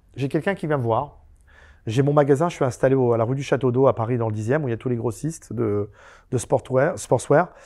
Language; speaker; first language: French; native; French